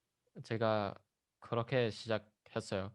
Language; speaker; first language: Korean; non-native, learner; Indonesian